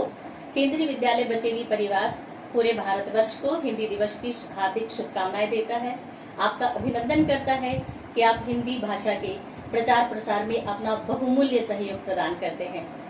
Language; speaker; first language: Hindi; native; Hindi